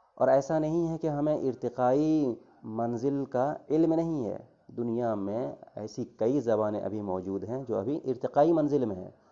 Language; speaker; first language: Urdu; native; Urdu